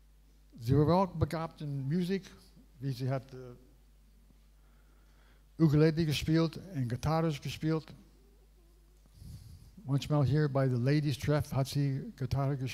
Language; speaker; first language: German; non-native, learner; English